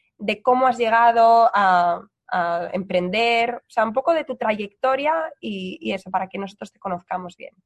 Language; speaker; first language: Spanish; native; Spanish